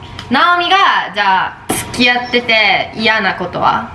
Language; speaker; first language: Japanese; early bilingual, heritage; Japanese